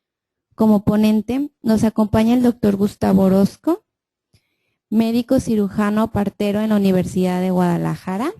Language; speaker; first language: Spanish; native; Spanish